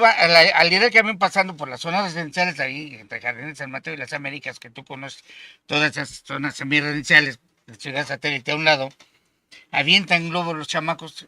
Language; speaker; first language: Spanish; native; Spanish